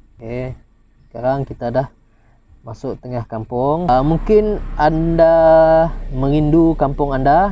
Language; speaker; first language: Malay; non-native, local second language; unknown